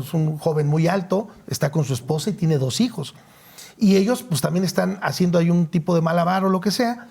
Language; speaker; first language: Spanish; native; Spanish